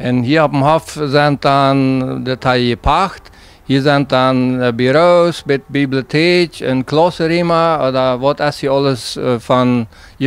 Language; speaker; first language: German; non-native, local second language; Plautdietsch